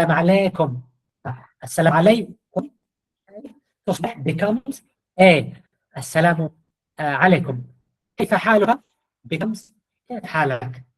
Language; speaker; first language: Arabic; non-native, fluent; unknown